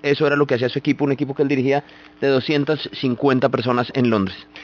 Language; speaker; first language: Spanish; native; Spanish